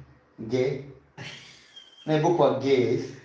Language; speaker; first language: Russian; non-native, learner; Tajik